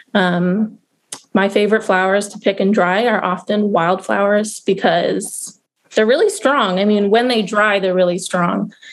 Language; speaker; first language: English; native; English